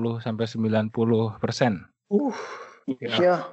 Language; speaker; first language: Indonesian; non-native, learner; Spanish